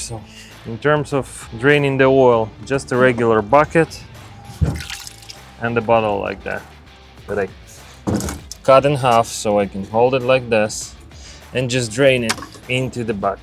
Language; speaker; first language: English; non-native, fluent; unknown